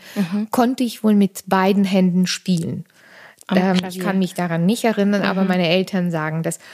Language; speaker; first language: German; non-native, fluent; Armenian